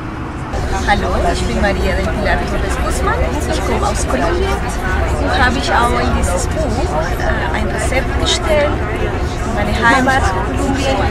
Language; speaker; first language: German; non-native, learner; Spanish